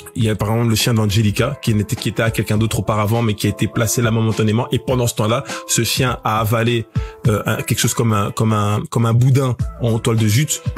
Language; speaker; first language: French; native; French